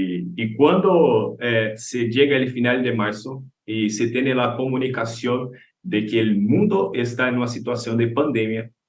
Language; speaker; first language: Spanish; non-native, learner; Portuguese